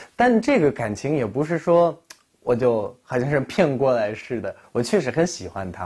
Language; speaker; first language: Chinese; non-native, fluent; Russian